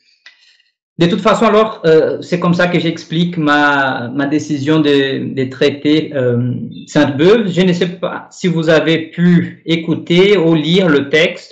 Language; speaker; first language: French; non-native, fluent; Portuguese